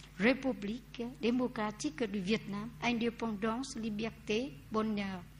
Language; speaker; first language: French; non-native, fluent; Vietnamese